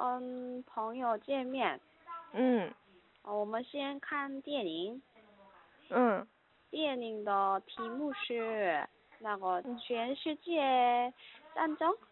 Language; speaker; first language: Chinese; non-native, learner; Korean